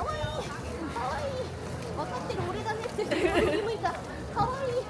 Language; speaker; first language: Japanese; native; Japanese